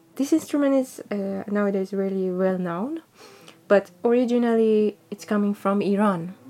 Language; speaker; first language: English; non-native, fluent; Persian